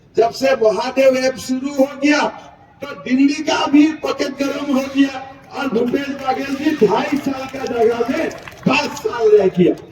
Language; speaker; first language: Hindi; non-native, local second language; Assamese